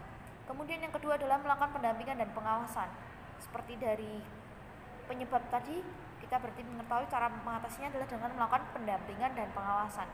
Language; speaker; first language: Indonesian; native; Indonesian